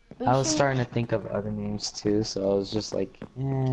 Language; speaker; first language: English; native; English